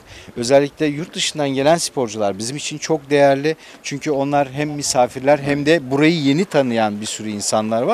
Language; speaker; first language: Turkish; native; Turkish